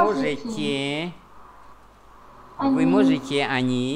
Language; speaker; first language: Russian; non-native, fluent; Vietnamese